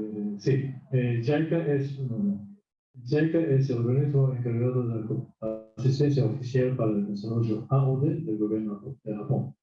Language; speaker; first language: Spanish; non-native, fluent; Japanese